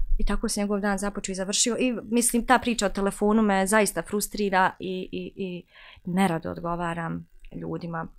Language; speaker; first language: Bosnian; native; Bosnian